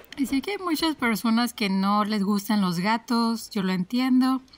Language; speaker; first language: Spanish; native; Spanish